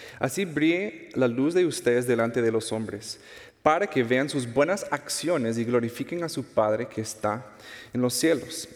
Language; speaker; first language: Spanish; non-native, fluent; English